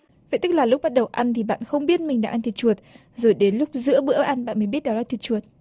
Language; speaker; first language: Vietnamese; native; Vietnamese